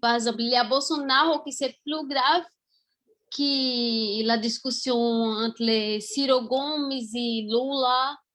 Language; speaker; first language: French; non-native, fluent; Portuguese